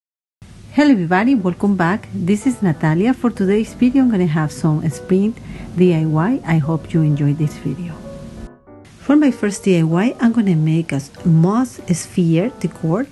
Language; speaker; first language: English; non-native, fluent; Spanish